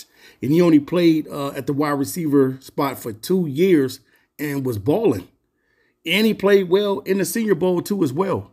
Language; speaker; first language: English; native; English